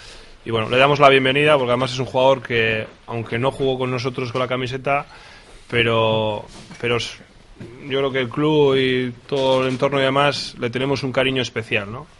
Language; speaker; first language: Spanish; native; Spanish